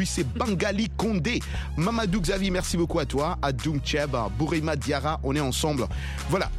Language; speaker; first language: French; non-native, local second language; Lingala